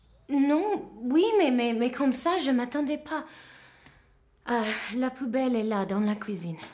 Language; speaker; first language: French; non-native, fluent; English